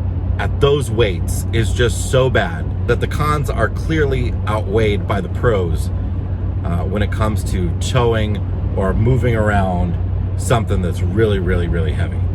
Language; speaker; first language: English; native; English